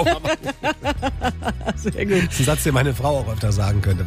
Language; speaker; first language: German; native; German